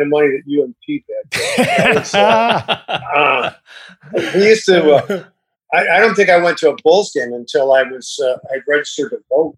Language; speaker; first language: English; native; English